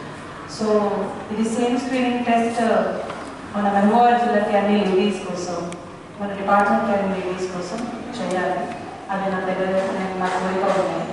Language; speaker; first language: Telugu; non-native, local second language; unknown